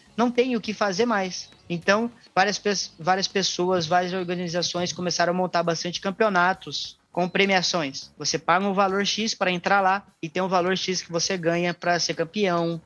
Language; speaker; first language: Portuguese; native; Portuguese